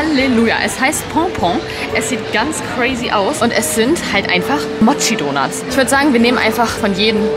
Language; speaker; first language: German; native; German